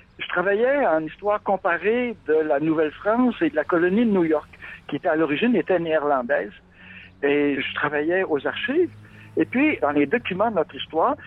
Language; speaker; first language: French; native; French